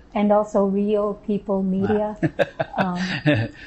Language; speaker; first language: English; native; English